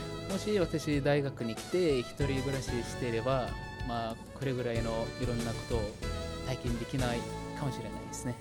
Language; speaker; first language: Japanese; non-native, fluent; Mongolian